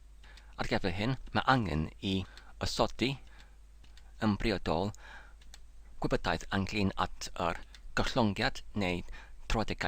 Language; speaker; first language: Welsh; non-native, learner; English